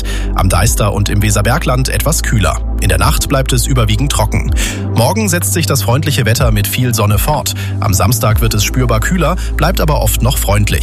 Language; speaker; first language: German; native; German